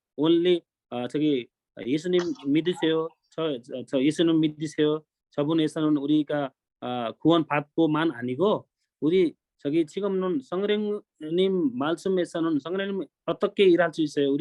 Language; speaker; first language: Korean; non-native, learner; Nepali